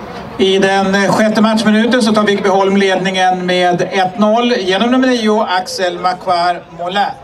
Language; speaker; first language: Swedish; native; Swedish